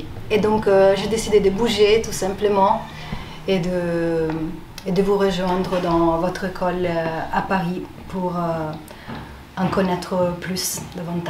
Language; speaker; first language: French; non-native, fluent; Italian